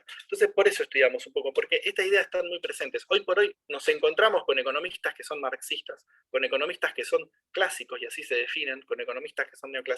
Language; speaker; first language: Spanish; native; Spanish